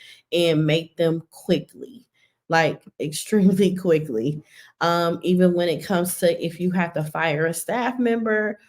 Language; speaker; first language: English; native; English